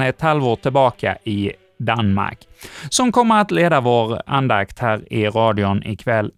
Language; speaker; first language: Swedish; native; Swedish